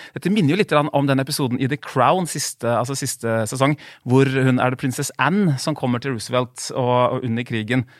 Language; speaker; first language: Norwegian; native; Norwegian